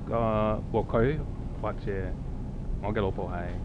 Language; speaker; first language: Cantonese; non-native, learner; English